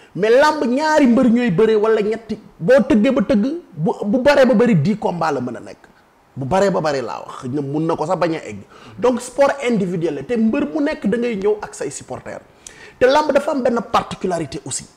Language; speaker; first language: Wolof; native; Wolof